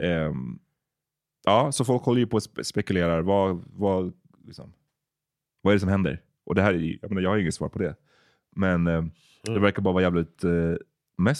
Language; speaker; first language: Swedish; native; Swedish